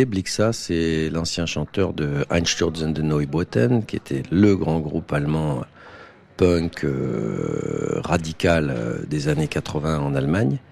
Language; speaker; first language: French; native; French